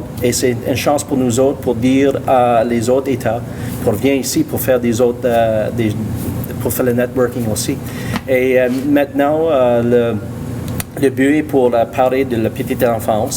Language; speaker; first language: French; non-native, local second language; English